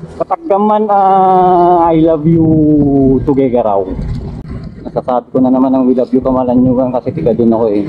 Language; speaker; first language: Filipino; non-native, local second language; Iloko